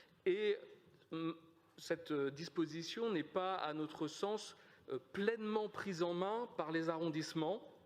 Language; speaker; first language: French; native; French